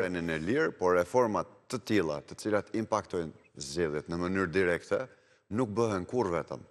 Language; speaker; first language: Albanian; native; Albanian